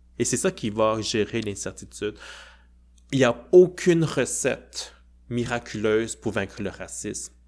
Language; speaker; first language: French; early bilingual, other home language; Cantonese